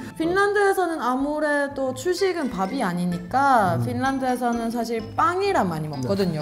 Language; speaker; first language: Korean; non-native, fluent; Finnish